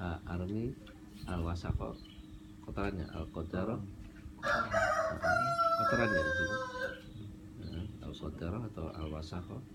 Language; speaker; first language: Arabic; non-native, learner; Indonesian